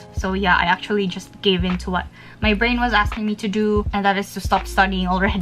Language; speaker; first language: English; non-native, local second language; Filipino